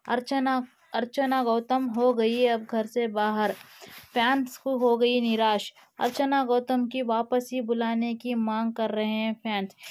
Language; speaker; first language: Hindi; native; Hindi